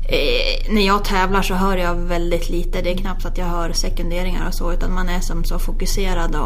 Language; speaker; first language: Swedish; native; Swedish